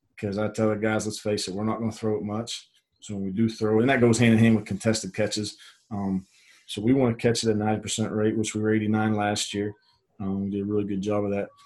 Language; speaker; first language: English; native; English